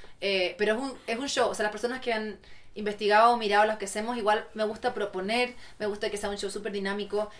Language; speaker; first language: Spanish; native; Spanish